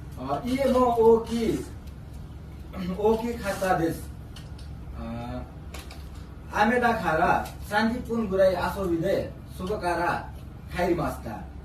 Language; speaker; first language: Japanese; non-native, learner; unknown